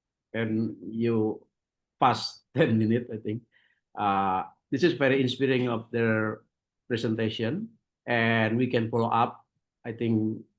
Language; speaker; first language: English; non-native, learner; Indonesian